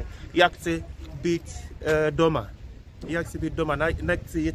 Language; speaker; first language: Czech; non-native, learner; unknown